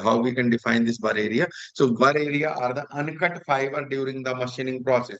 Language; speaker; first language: English; non-native, local second language; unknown